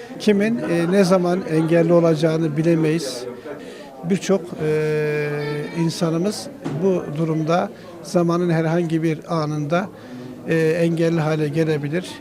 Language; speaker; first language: Turkish; native; Turkish